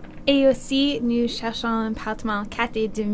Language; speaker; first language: French; non-native, learner; English